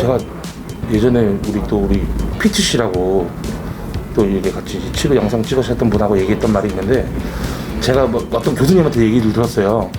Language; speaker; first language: Korean; native; Korean